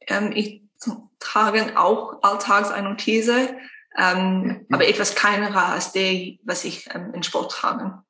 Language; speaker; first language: German; non-native, fluent; Afrikaans